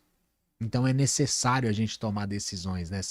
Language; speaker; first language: Portuguese; native; Portuguese